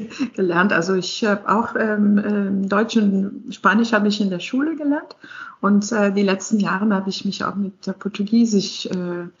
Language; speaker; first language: German; non-native, fluent; English